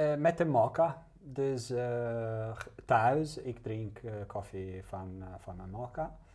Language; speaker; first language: Dutch; non-native, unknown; Italian